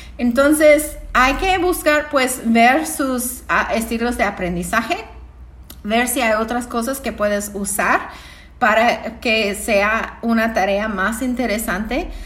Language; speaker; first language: Spanish; non-native, fluent; English